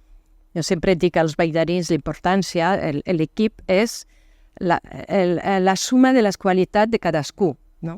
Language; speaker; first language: Catalan; non-native, fluent; French